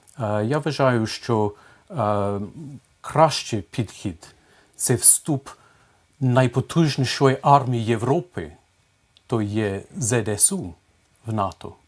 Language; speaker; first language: Ukrainian; non-native, fluent; English